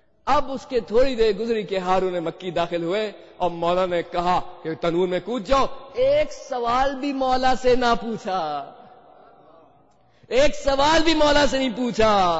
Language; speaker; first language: Urdu; native; Urdu